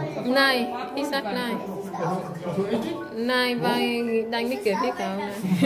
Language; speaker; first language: German; non-native, learner; Vietnamese